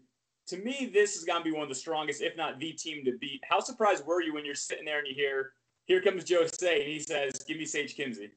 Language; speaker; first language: English; native; English